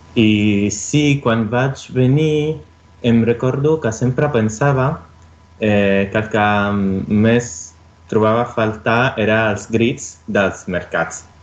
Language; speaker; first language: Catalan; non-native, learner; Italian